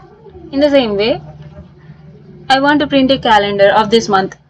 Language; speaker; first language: English; non-native, local second language; Telugu